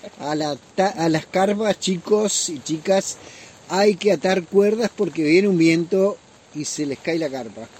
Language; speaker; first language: Spanish; native; Spanish